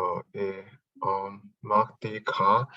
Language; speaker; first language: French; non-native, learner; Chinese